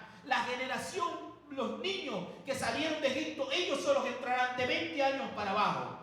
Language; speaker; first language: Spanish; native; Spanish